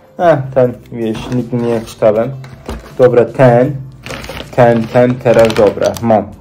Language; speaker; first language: Polish; non-native, learner; Turkish